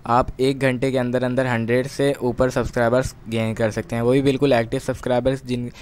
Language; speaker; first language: Hindi; native; Hindi